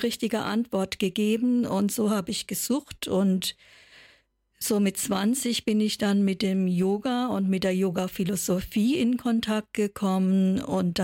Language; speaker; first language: German; native; German